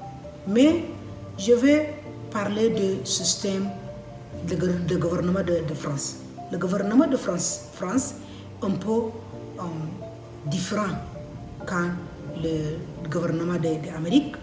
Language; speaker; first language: French; non-native, learner; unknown